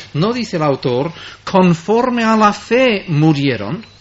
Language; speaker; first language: Spanish; non-native, fluent; English